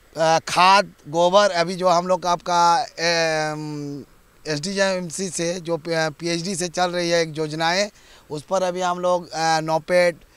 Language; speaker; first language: Hindi; native; Hindi